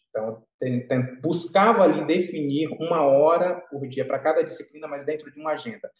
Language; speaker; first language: Portuguese; native; Portuguese